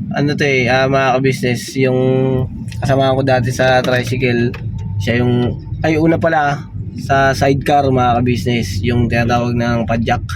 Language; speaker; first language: Filipino; native; Filipino